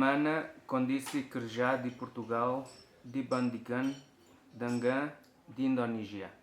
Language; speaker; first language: Indonesian; non-native, learner; Portuguese